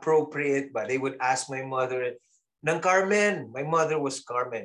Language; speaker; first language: English; non-native, local second language; Cebuano